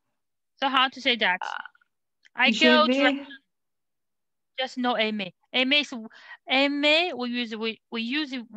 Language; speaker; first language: English; non-native, learner; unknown